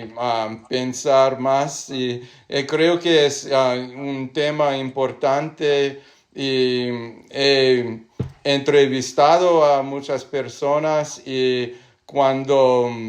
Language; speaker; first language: Spanish; non-native, learner; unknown